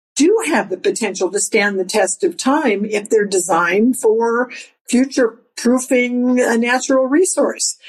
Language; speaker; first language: English; native; English